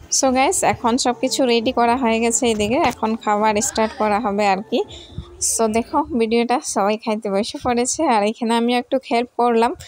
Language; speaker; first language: Bangla; non-native, local second language; Sadri